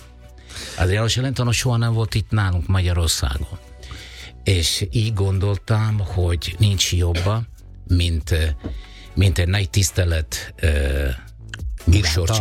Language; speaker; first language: Hungarian; non-native, fluent; Italian